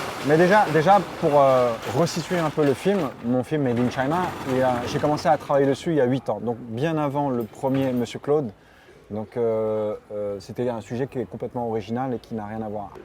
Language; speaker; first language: French; early bilingual, other home language; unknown